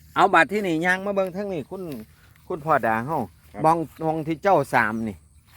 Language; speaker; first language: Thai; native; Thai